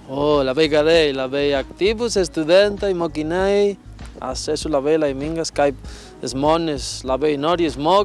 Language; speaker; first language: Lithuanian; non-native, learner; Spanish